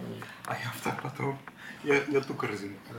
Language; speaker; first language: Russian; native; Russian